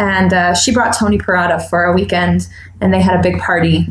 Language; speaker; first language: English; native; English